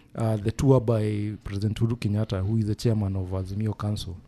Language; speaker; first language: English; non-native, local second language; Kikuyu